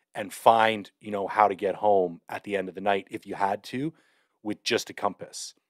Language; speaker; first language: English; native; English